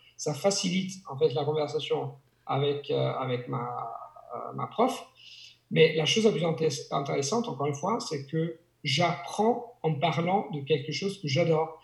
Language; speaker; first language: French; non-native, fluent; Italian